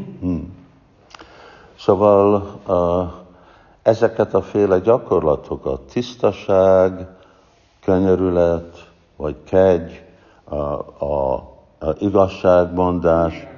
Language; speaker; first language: Hungarian; non-native, fluent; English